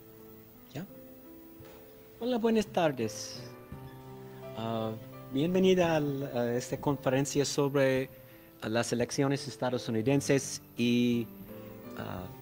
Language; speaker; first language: Spanish; non-native, fluent; English